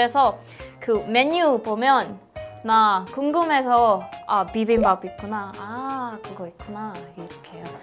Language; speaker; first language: Korean; non-native, learner; Filipino